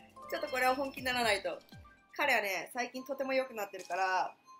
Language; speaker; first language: Japanese; native; Japanese